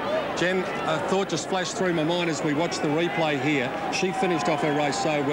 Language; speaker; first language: English; native; English